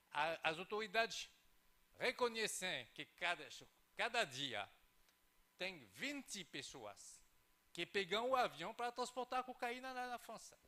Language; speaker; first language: Portuguese; non-native, fluent; French